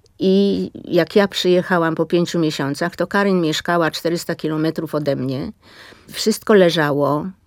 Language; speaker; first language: Polish; native; Polish